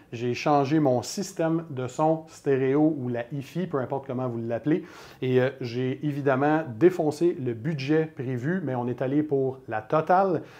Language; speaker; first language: French; native; French